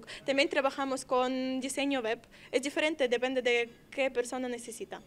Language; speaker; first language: Spanish; non-native, learner; Russian